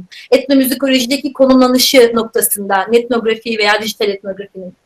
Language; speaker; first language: Turkish; native; Turkish